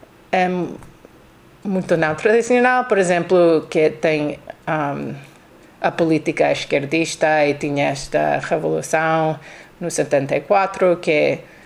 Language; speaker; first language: Portuguese; non-native, learner; English